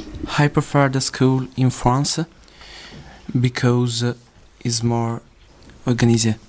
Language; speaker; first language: English; non-native, learner; Italian